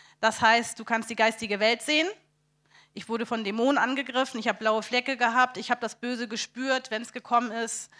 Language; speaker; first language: German; native; German